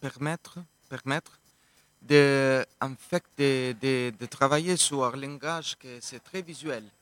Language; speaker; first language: French; non-native, local second language; Italian